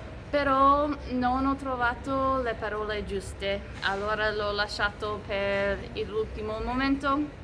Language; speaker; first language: Italian; non-native, fluent; English